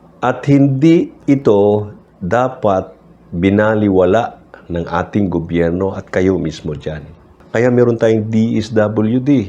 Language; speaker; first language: Filipino; native; Filipino